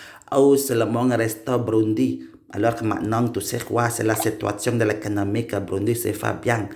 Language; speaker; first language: French; non-native, learner; Indonesian